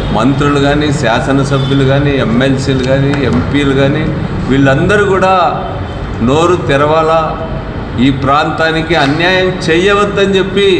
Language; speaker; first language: Telugu; native; Telugu